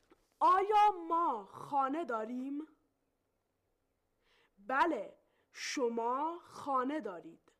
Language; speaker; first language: Persian; non-native, learner; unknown